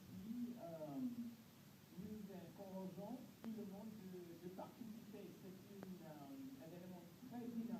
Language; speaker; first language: French; non-native, learner; English